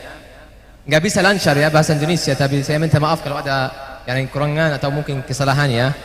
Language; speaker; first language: Indonesian; non-native, fluent; Arabic